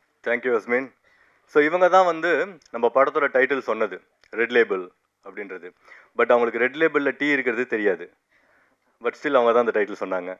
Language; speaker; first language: Tamil; native; Tamil